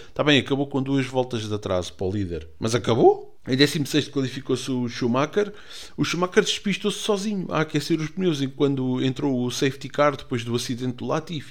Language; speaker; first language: Portuguese; native; Portuguese